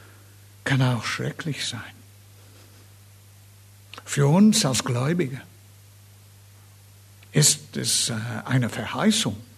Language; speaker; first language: German; non-native, fluent; English